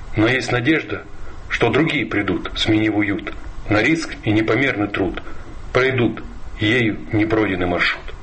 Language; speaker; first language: Russian; non-native, local second language; Ingush